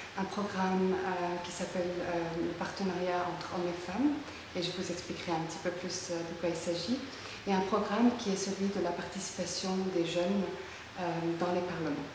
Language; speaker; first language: French; non-native, local second language; Arabic